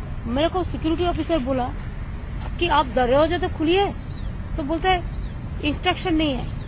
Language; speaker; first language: Hindi; non-native, local second language; Bangla